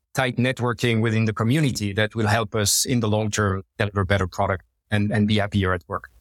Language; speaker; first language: English; non-native, fluent; French